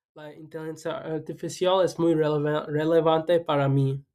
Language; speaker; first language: Spanish; non-native, learner; English